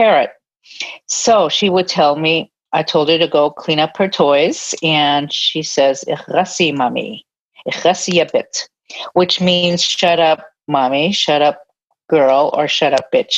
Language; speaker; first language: English; native; English